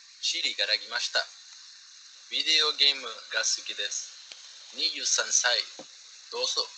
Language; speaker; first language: Japanese; non-native, learner; Spanish